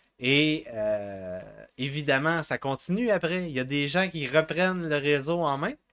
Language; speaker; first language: French; native; French